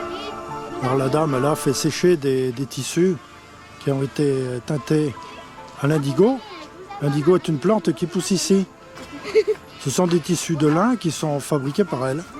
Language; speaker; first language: French; native; French